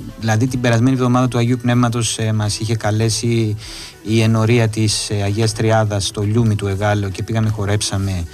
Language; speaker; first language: Greek; native; Greek